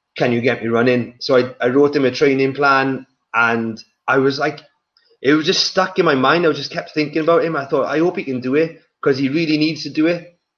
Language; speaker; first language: English; native; English